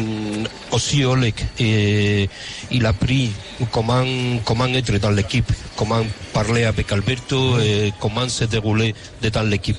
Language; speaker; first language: French; non-native, fluent; Spanish